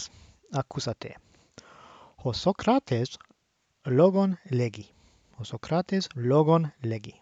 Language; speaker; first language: Greek; non-native, learner; English